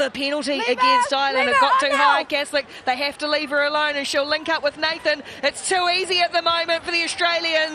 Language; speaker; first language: English; native; English